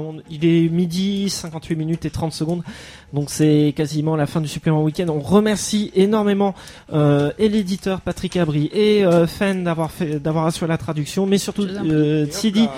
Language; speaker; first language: French; native; French